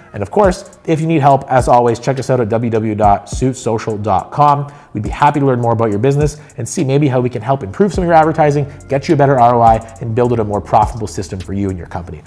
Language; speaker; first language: English; native; English